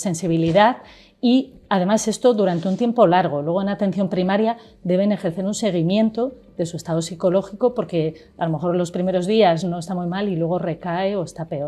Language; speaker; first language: Spanish; native; Spanish